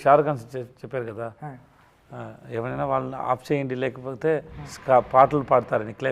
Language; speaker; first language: Telugu; non-native, learner; Tamil